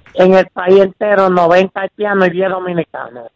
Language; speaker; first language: Spanish; native; Spanish